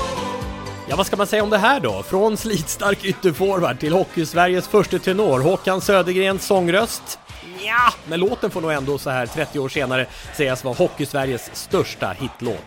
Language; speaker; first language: Swedish; native; Swedish